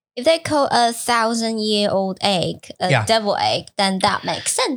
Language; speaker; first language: English; non-native, fluent; Chinese